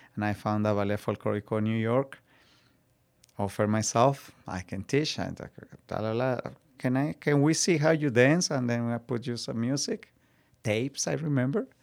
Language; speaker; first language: English; non-native, learner; Spanish